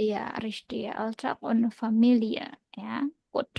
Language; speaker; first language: German; non-native, learner; Indonesian